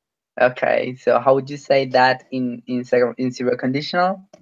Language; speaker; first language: English; non-native, fluent; Spanish